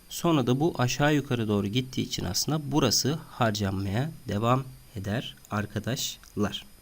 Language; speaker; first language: Turkish; native; Turkish